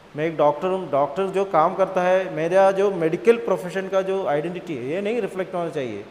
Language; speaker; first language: Hindi; non-native, local second language; Malayalam